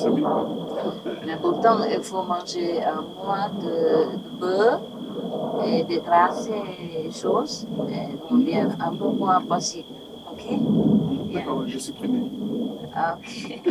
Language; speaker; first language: French; non-native, learner; Vietnamese